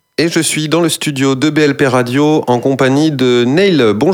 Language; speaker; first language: French; native; French